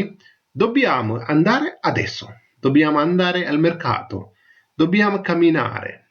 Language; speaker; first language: Italian; non-native, fluent; Tamil